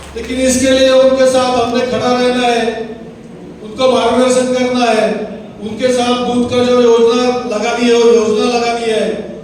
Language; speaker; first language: Hindi; non-native, local second language; Marathi